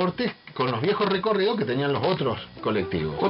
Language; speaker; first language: Spanish; native; Spanish